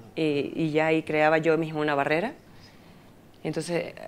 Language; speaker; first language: Spanish; native; Spanish